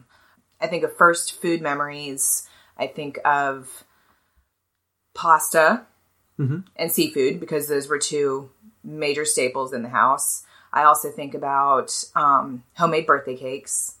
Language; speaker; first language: English; native; English